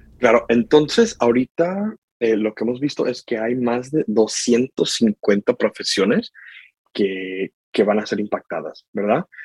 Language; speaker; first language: Spanish; early bilingual, heritage; Spanish